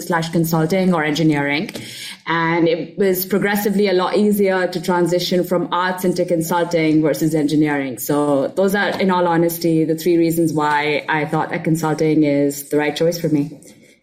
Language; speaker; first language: English; non-native, local second language; Urdu